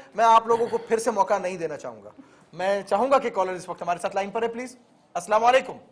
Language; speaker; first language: Urdu; native; Urdu